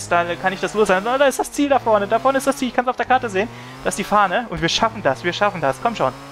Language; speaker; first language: German; native; German